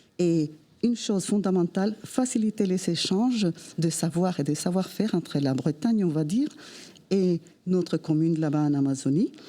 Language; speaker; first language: French; non-native, fluent; Spanish